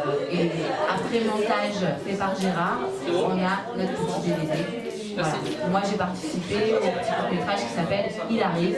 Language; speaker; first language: French; native; French